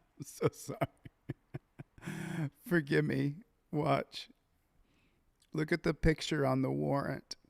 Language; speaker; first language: English; native; English